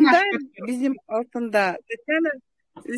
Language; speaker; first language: Turkish; non-native, learner; Russian